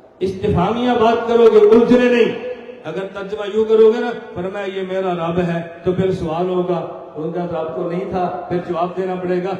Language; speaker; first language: Urdu; non-native, local second language; Punjabi